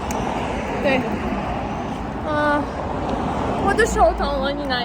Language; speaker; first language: Chinese; non-native, fluent; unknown